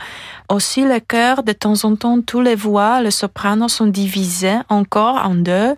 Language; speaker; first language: French; non-native, fluent; Polish